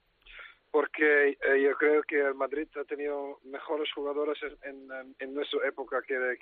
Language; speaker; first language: Spanish; non-native, fluent; Dutch